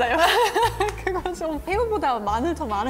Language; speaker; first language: Korean; non-native, fluent; German